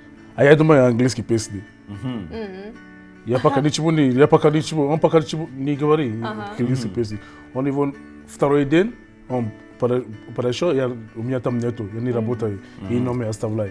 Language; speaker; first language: Russian; non-native, learner; English